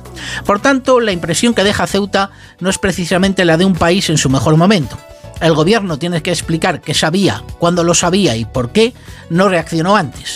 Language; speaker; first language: Spanish; native; Spanish